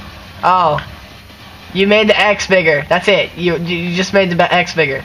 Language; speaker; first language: English; native; English